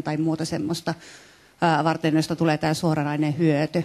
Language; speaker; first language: Finnish; native; Finnish